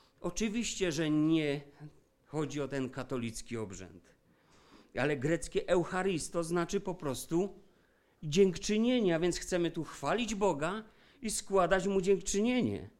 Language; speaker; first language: Polish; native; Polish